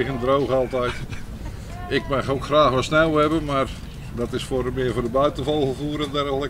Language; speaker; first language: Dutch; native; Dutch